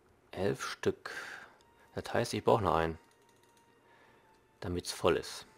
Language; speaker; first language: German; native; German